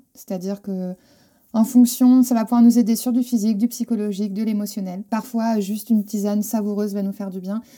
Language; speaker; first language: French; non-native, fluent; Spanish